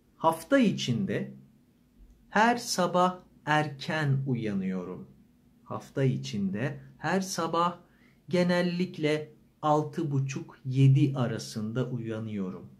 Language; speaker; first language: Turkish; native; Turkish